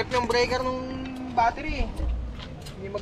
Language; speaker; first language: Filipino; native; Filipino